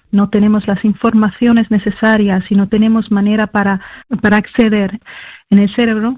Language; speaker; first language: Spanish; non-native, fluent; French